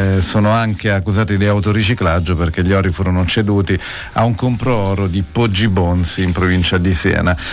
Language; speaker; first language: Italian; native; Italian